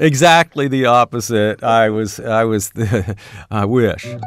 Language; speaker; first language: English; native; English